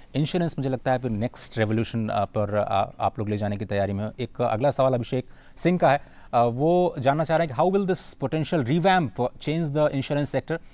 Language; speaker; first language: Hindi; native; Hindi